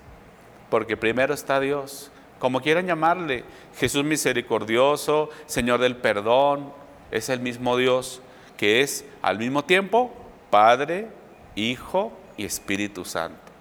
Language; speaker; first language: Spanish; native; Spanish